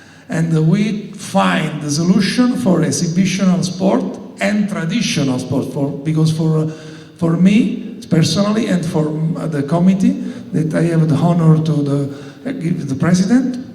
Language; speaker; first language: English; non-native, learner; Italian